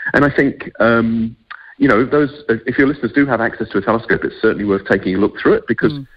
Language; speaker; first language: English; native; English